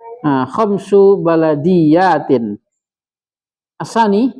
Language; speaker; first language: Arabic; non-native, fluent; Indonesian